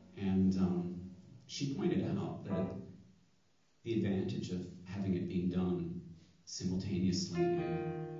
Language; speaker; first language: English; native; English